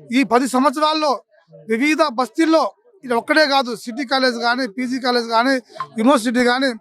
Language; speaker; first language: Telugu; non-native, local second language; Lambadi